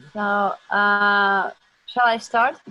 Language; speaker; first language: English; non-native, learner; Russian